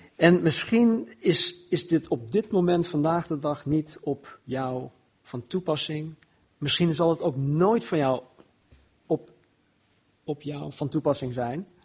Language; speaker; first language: Dutch; non-native, fluent; English